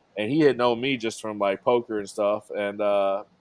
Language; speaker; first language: English; native; English